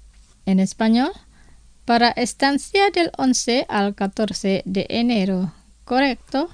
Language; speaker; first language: Spanish; non-native, fluent; Indonesian